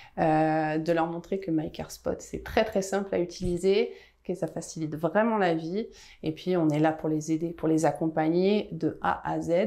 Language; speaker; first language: French; native; French